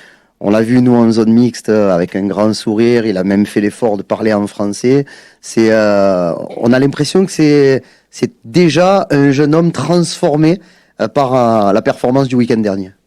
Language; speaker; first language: French; native; French